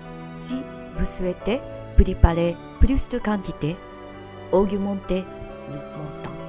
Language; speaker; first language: French; non-native, learner; Japanese